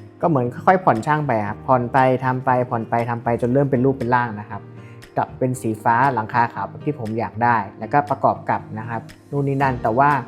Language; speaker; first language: Thai; native; Thai